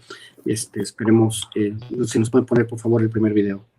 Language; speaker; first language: Spanish; native; Spanish